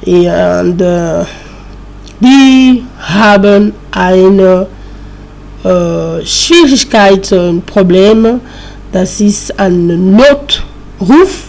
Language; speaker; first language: German; non-native, learner; French